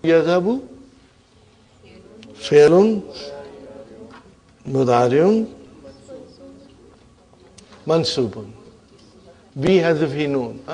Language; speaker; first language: Arabic; non-native, fluent; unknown